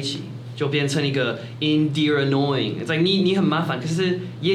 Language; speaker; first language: Chinese; non-native, fluent; French